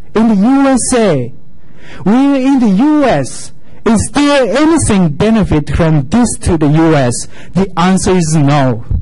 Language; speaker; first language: English; non-native, fluent; Japanese